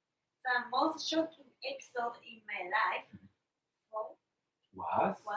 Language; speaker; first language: English; non-native, learner; Japanese